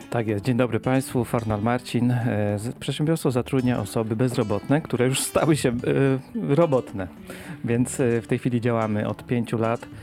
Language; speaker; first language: Polish; native; Polish